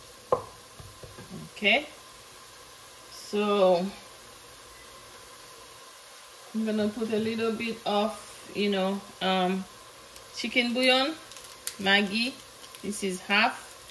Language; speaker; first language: English; non-native, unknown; Haitian Creole